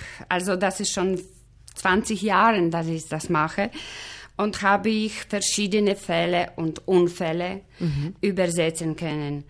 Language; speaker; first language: German; non-native, fluent; Polish